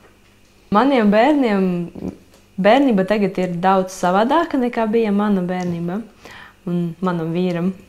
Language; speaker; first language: Latvian; non-native, local second language; Russian